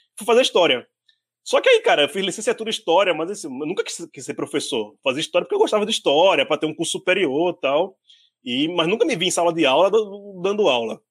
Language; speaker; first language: Portuguese; native; Portuguese